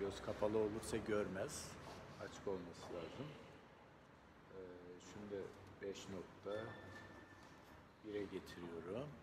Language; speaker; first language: Turkish; native; Turkish